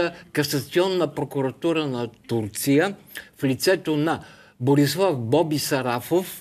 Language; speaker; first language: Bulgarian; native; Bulgarian